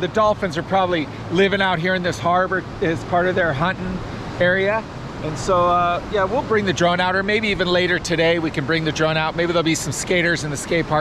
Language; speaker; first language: English; native; English